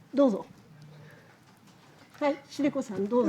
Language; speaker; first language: Japanese; non-native, fluent; French